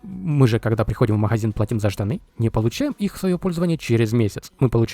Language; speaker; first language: Russian; native; Russian